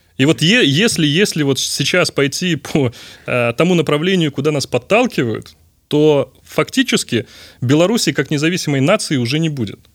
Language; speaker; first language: Russian; native; Russian